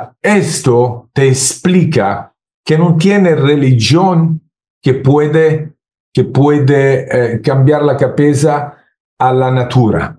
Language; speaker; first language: Spanish; non-native, learner; Italian